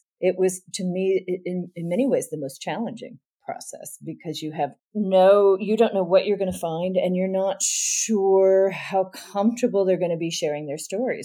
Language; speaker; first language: English; native; English